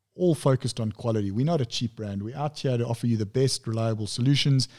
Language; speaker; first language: English; native; English